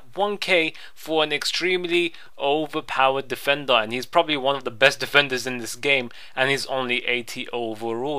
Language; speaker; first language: English; native; English